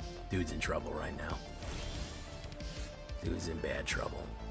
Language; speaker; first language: English; native; English